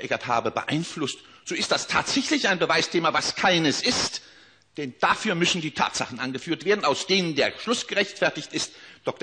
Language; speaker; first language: German; native; German